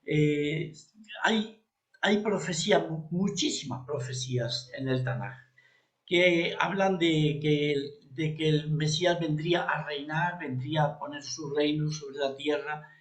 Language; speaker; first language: Spanish; native; Spanish